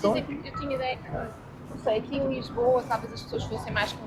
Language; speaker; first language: Portuguese; native; Portuguese